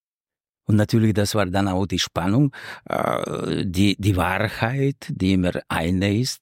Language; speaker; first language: German; non-native, fluent; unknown